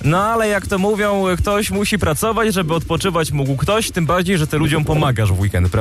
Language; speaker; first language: Polish; native; Polish